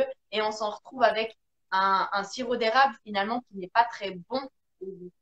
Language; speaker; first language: French; native; French